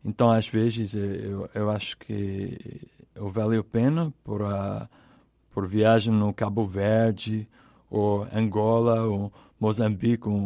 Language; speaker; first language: Portuguese; non-native, learner; English